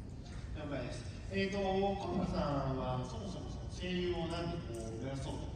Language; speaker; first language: Japanese; native; Japanese